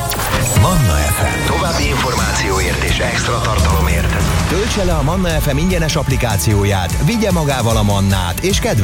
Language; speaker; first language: Hungarian; native; Hungarian